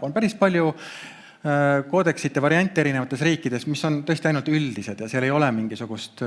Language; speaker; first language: Estonian; native; Estonian